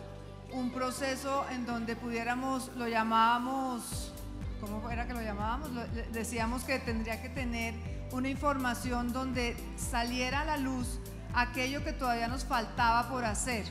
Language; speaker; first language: Spanish; native; Spanish